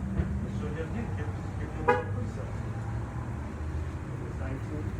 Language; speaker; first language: English; native; English